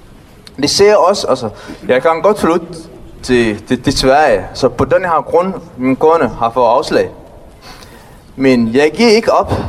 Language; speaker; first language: Danish; non-native, learner; Tigrinya